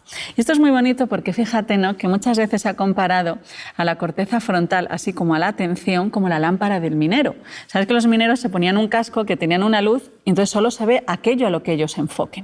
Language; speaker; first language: Spanish; native; Spanish